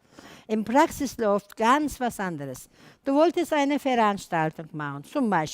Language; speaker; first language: German; non-native, learner; Turkish